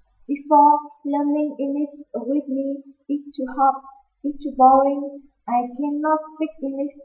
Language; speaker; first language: English; non-native, learner; Vietnamese